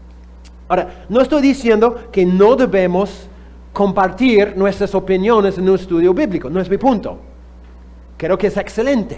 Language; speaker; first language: Spanish; non-native, fluent; English